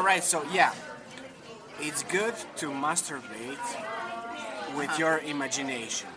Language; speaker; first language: English; non-native, learner; Serbian